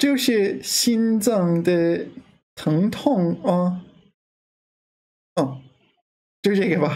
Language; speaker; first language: Chinese; non-native, learner; English